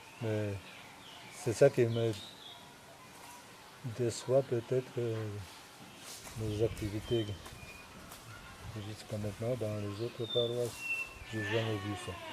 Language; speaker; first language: French; non-native, fluent; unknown